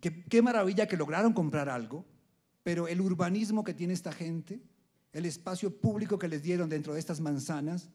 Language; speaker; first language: Spanish; native; Spanish